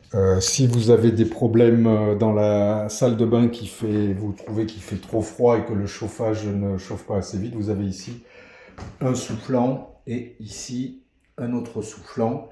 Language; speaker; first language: French; native; French